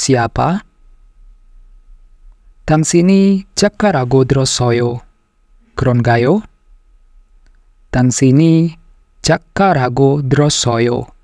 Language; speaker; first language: Korean; non-native, fluent; Indonesian